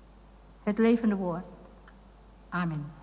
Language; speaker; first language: Dutch; non-native, fluent; Indonesian